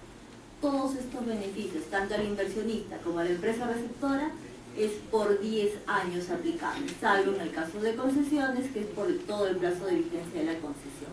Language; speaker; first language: Spanish; native; Spanish